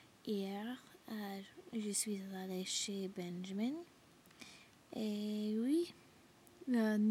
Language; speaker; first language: French; non-native, learner; English